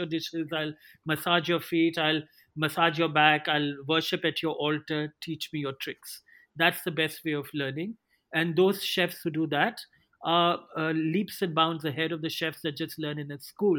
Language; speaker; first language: English; non-native, local second language; Hindi